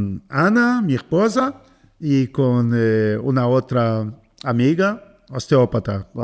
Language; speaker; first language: Spanish; non-native, fluent; Portuguese